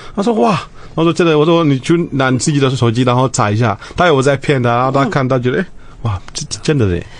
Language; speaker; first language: Chinese; non-native, fluent; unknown